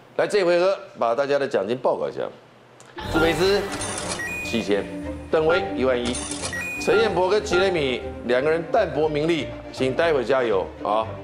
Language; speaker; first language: Chinese; native; Chinese